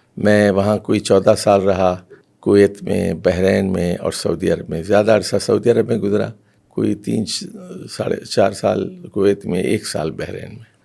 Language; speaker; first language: Urdu; native; Urdu